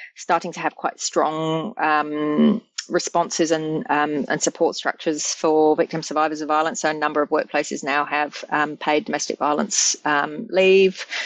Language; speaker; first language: English; native; English